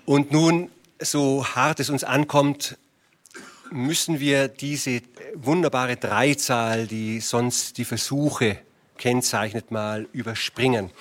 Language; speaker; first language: German; native; German